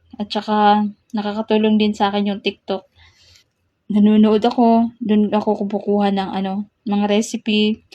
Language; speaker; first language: Filipino; non-native, local second language; Cebuano